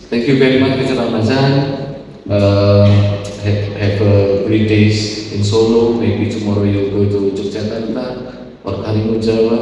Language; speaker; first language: English; non-native, fluent; Indonesian